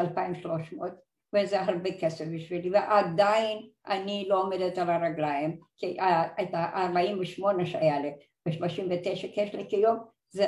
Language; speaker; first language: Hebrew; non-native, fluent; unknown